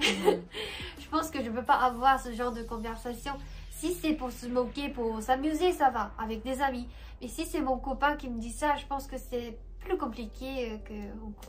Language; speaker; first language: French; non-native, fluent; Japanese